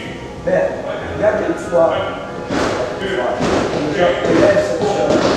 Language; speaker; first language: French; non-native, learner; Portuguese